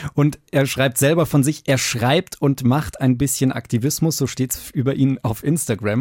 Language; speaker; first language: German; native; German